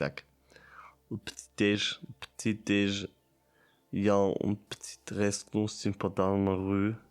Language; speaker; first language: French; non-native, learner; German